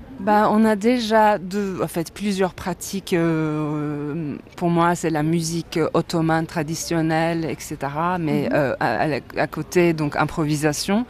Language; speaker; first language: French; non-native, fluent; Turkish